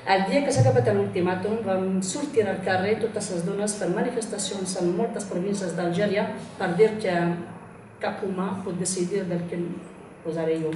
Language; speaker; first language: Catalan; non-native, fluent; Kabyle